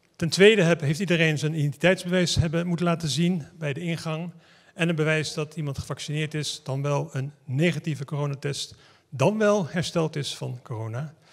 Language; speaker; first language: Dutch; native; Dutch